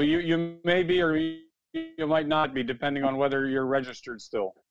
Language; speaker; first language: English; early bilingual, other home language; Ukrainian